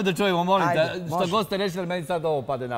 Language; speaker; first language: Serbian; native; Serbian